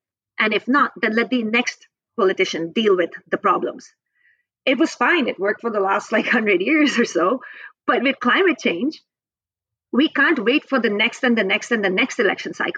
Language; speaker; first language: English; non-native, local second language; Hindi